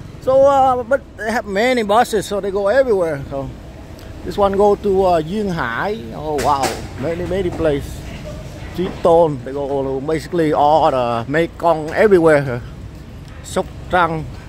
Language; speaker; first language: English; non-native, fluent; Vietnamese